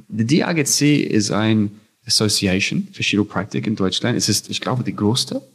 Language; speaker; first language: German; non-native, fluent; English